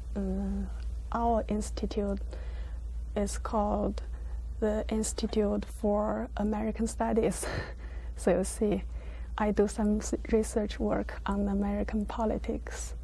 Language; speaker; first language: English; non-native, learner; Chinese